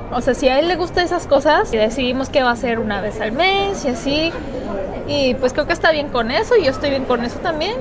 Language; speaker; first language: Spanish; early bilingual, other home language; Korean